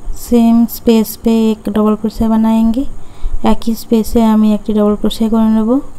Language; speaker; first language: Hindi; non-native, local second language; Bangla